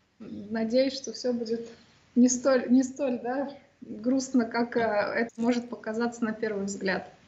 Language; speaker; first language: Russian; native; Russian